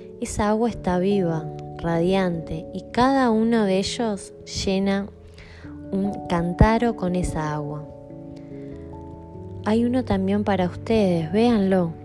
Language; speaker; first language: Spanish; native; Spanish